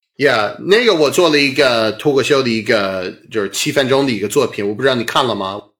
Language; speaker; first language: Chinese; non-native, fluent; English